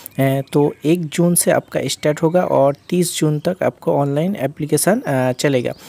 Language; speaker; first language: Hindi; non-native, local second language; Bangla